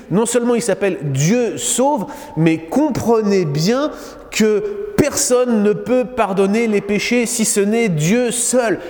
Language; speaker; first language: French; native; French